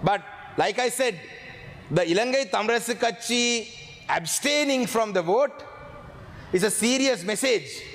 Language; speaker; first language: English; non-native, local second language; Tamil